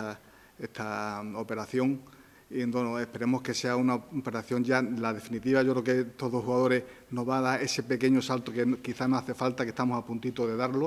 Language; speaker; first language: Spanish; native; Spanish